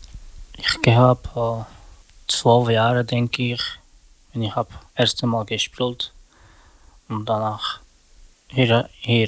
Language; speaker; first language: German; non-native, learner; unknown